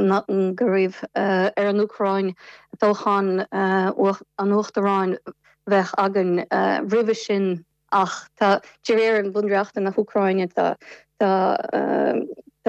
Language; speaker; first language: Irish; non-native, fluent; Ukrainian